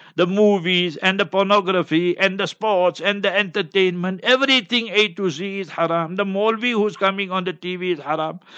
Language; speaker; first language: English; early bilingual, other home language; Hindi